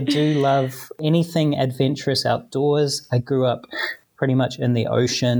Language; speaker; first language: English; native; English